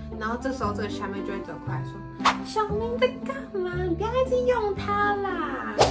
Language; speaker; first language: Chinese; native; Chinese